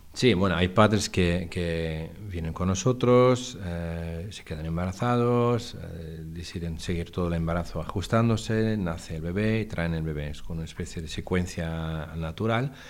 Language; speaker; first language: Spanish; non-native, fluent; Dutch